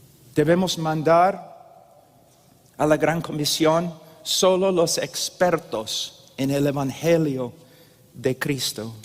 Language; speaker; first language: Spanish; non-native, fluent; English